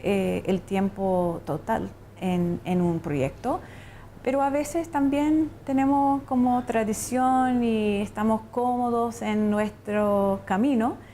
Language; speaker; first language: Spanish; non-native, fluent; English